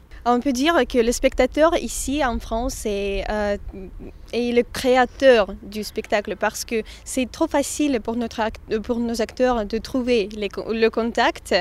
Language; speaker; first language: French; non-native, fluent; Russian